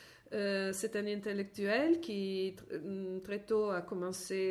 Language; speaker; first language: French; non-native, fluent; Italian